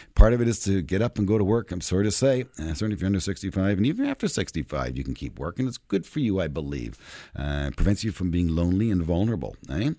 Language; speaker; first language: English; non-native, fluent; Spanish